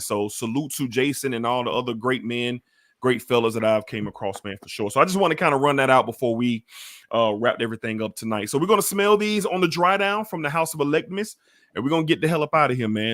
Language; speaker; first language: English; native; English